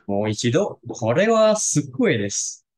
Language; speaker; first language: Japanese; non-native, fluent; Indonesian